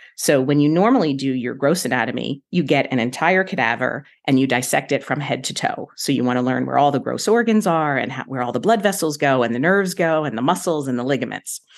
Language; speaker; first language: English; native; English